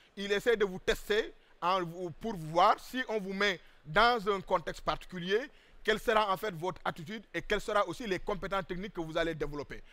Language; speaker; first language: French; non-native, local second language; Wolof